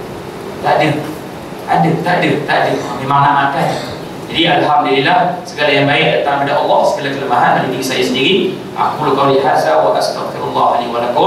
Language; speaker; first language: Malay; native; Malay